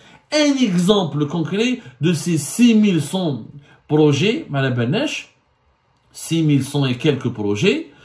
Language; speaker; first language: French; non-native, local second language; Arabic